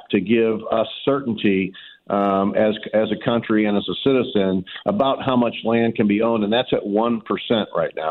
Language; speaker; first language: English; native; English